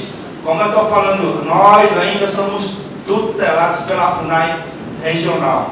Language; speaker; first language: Portuguese; non-native, local second language; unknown